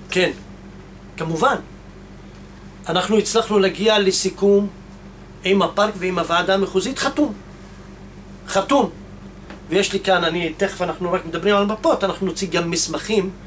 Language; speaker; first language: Hebrew; non-native, local second language; Arabic